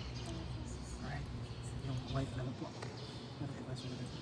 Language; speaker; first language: Filipino; native; Filipino